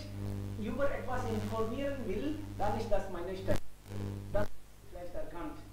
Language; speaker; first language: German; non-native, fluent; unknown